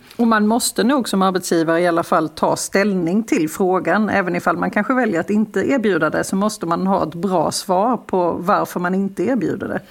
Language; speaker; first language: Swedish; native; Swedish